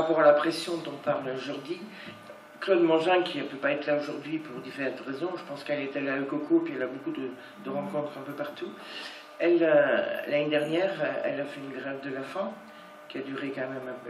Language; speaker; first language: French; native; French